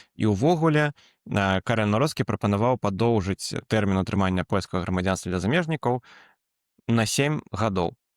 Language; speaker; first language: Belarusian; non-native, local second language; Russian